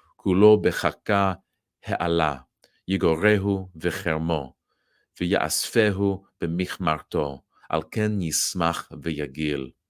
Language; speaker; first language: Hebrew; non-native, fluent; English